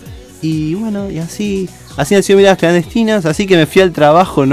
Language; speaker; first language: Spanish; native; Spanish